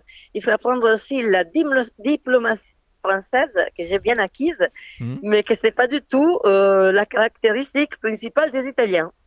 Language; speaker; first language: French; non-native, fluent; Italian